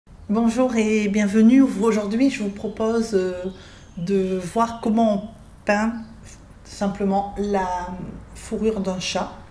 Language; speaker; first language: French; native; French